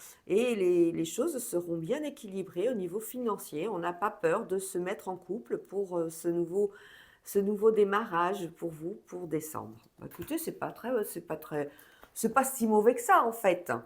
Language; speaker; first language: French; native; French